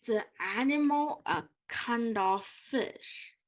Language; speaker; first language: English; non-native, learner; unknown